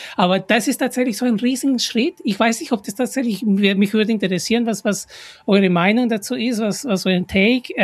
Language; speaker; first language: German; non-native, fluent; Spanish